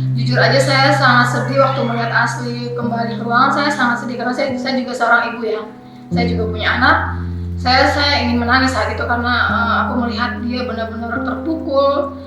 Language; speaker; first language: Indonesian; native; Indonesian